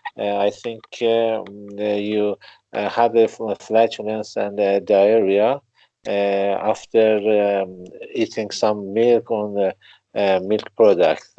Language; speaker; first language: English; non-native, learner; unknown